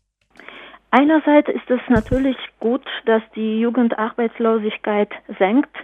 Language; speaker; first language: German; non-native, fluent; Polish